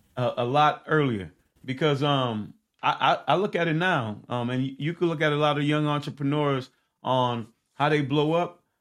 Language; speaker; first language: English; early bilingual, other home language; Haitian Creole